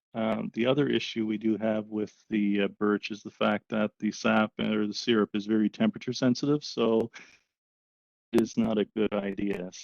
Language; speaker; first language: English; native; English